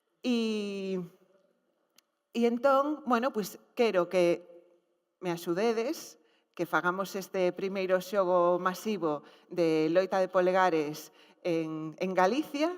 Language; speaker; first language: Galician; native; Galician